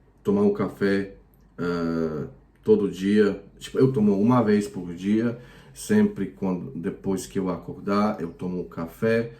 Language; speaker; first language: Portuguese; non-native, fluent; Croatian